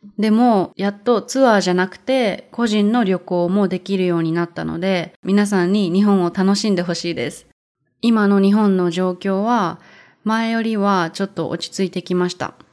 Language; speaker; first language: Japanese; native; Japanese